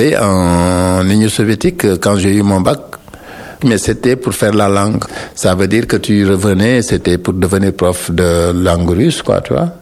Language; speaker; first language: French; non-native, local second language; Wolof